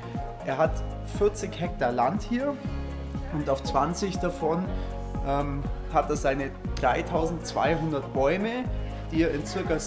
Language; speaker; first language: German; native; German